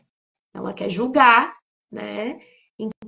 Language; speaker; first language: Portuguese; native; Portuguese